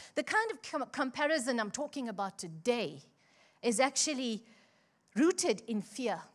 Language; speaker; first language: English; native; English